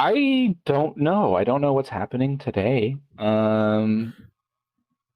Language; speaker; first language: English; native; English